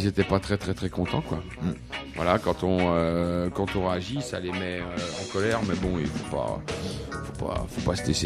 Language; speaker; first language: French; native; French